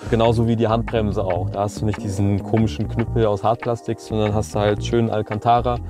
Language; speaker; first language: German; early bilingual, other home language; Russian